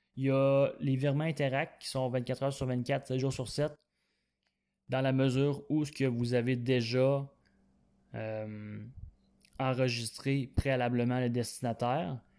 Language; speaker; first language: French; native; French